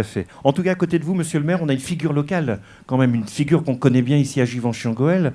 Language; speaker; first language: French; native; French